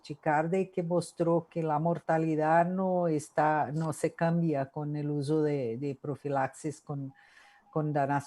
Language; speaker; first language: Spanish; non-native, fluent; Portuguese